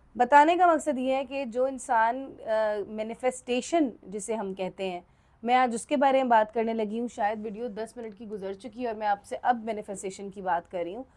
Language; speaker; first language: Urdu; native; Urdu